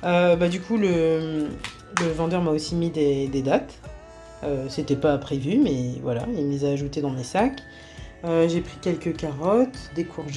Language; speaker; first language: French; native; French